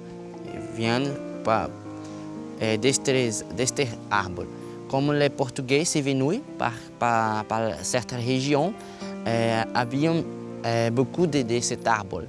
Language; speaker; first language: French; non-native, learner; Portuguese